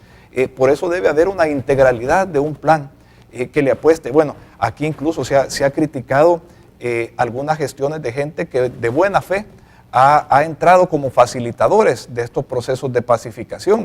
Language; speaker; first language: Spanish; native; Spanish